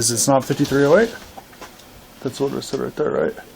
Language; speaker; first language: English; native; English